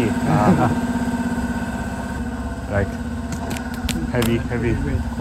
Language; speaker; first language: Japanese; non-native, learner; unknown